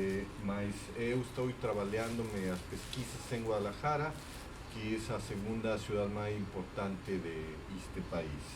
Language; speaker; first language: Portuguese; non-native, fluent; Spanish